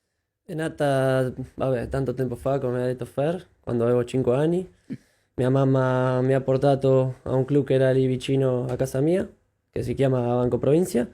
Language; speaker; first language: Italian; non-native, fluent; Spanish